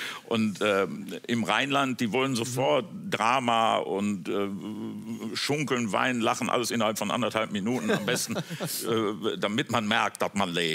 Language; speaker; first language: German; native; German